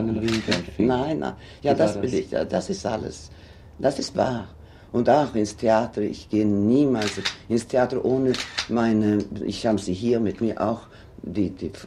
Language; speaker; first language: German; non-native, fluent; Swedish